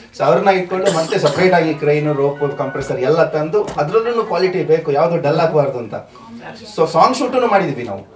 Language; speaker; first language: Kannada; non-native, local second language; Tulu